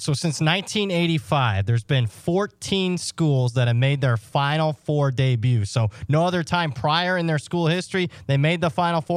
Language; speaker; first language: English; native; English